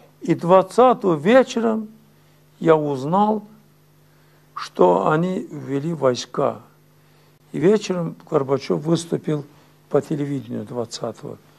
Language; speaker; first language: Russian; non-native, local second language; Azerbaijani